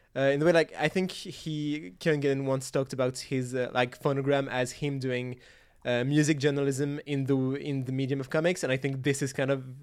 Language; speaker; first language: English; non-native, fluent; French